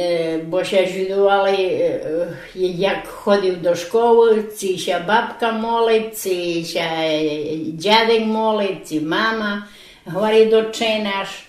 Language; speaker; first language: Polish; non-native, local second language; Rusyn